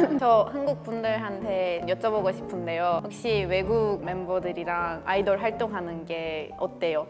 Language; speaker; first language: Korean; non-native, fluent; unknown